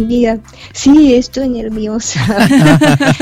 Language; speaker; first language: Spanish; non-native, fluent; Japanese